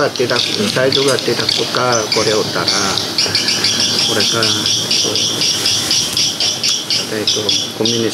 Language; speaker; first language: Indonesian; non-native, learner; Korean